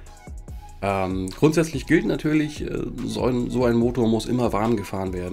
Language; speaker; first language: German; native; German